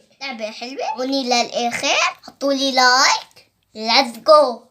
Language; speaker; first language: Arabic; native; Arabic